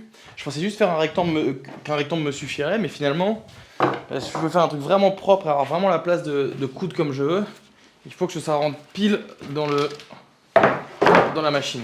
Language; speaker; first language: French; native; French